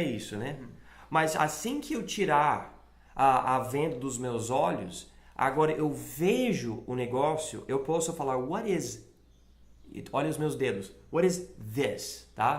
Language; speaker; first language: Portuguese; non-native, fluent; English